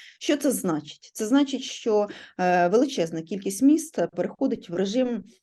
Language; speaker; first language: Ukrainian; native; Ukrainian